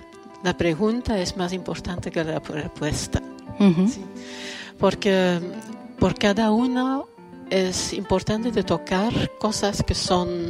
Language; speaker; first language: Spanish; non-native, fluent; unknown